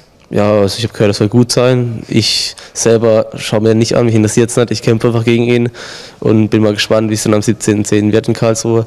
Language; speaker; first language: German; native; German